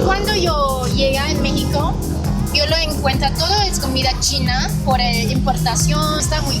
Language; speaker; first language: Spanish; non-native, learner; Chinese